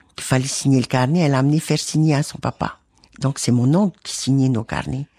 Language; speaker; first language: French; native; French